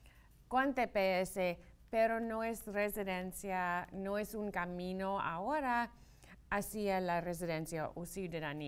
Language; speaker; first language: Spanish; non-native, fluent; English